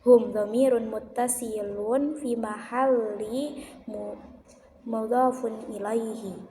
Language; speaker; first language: Arabic; non-native, learner; Indonesian